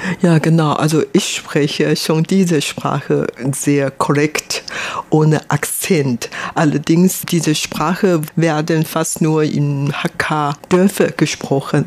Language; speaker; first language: German; non-native, fluent; Hakka Chinese